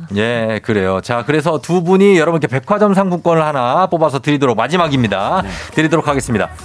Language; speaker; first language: Korean; native; Korean